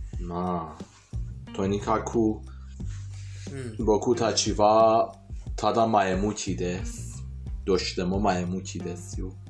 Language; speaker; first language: Japanese; non-native, fluent; Persian